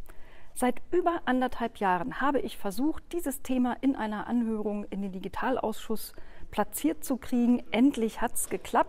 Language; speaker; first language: German; native; German